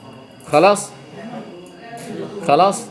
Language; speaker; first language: Arabic; non-native, fluent; Indonesian